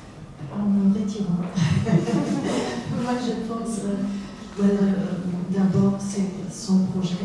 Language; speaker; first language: French; non-native, fluent; German